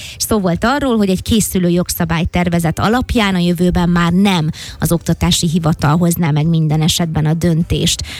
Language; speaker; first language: Hungarian; native; Hungarian